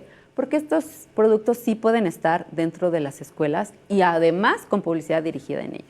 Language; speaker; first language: Spanish; native; Spanish